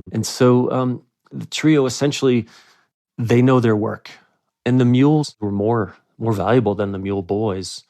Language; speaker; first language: English; native; English